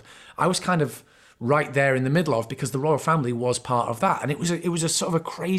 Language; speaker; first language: English; native; English